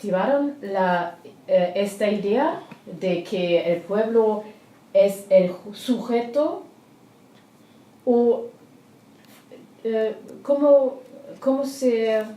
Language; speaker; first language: Spanish; non-native, learner; German